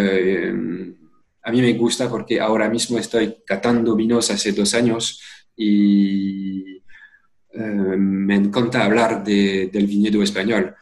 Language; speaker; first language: Spanish; non-native, fluent; French